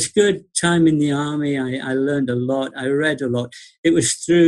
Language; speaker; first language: English; native; English